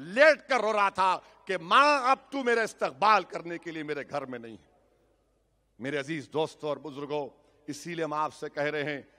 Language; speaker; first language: Urdu; native; Urdu